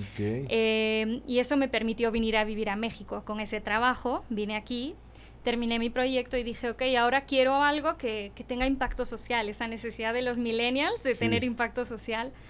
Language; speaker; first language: Spanish; early bilingual, heritage; Spanish